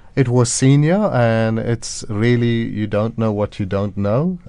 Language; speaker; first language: English; native; English